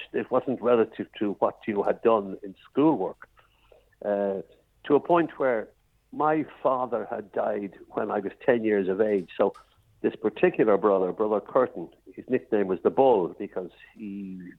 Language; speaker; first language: English; native; English